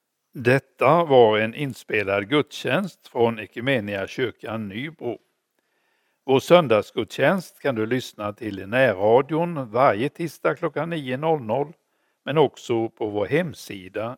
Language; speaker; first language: Swedish; native; Swedish